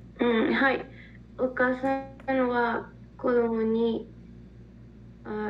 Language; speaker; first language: Japanese; non-native, learner; Spanish